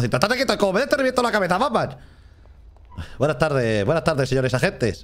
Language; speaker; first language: Spanish; native; Spanish